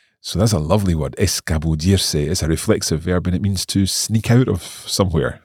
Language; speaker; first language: English; native; English